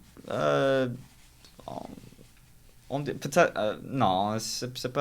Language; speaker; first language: French; non-native, learner; English